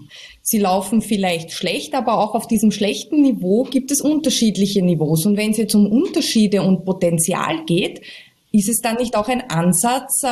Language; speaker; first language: German; native; German